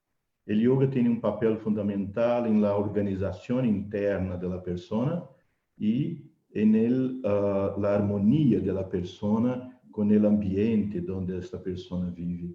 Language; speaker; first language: Spanish; non-native, fluent; Portuguese